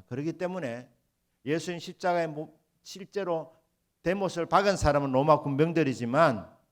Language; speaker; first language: Korean; native; Korean